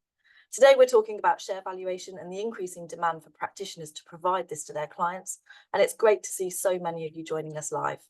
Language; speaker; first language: English; native; English